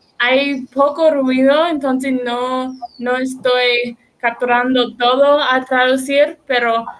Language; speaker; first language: Spanish; non-native, learner; English